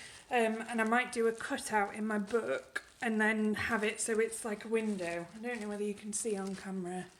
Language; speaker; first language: English; native; English